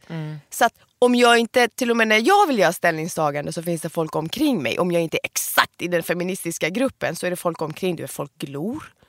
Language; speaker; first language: Swedish; early bilingual, other home language; Persian